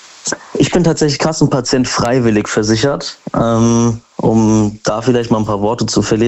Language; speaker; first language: German; native; German